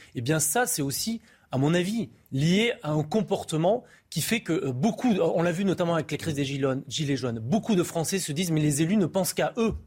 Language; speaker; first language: French; native; French